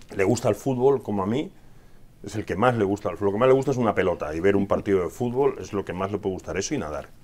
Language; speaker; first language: Spanish; native; Spanish